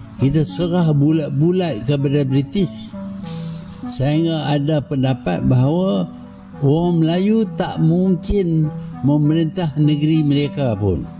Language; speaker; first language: Malay; native; Malay